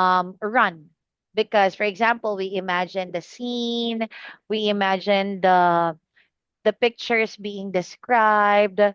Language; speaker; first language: English; non-native, fluent; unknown